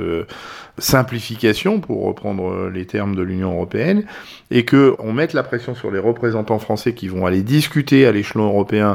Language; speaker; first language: French; native; French